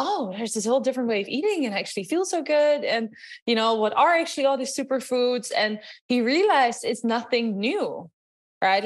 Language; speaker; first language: English; non-native, fluent; Dutch